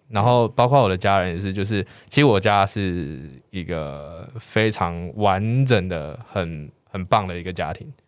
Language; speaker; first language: Chinese; native; Chinese